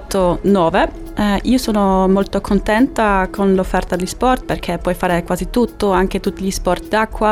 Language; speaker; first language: Italian; non-native, fluent; German